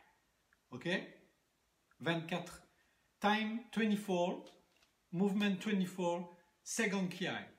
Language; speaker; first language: English; non-native, learner; French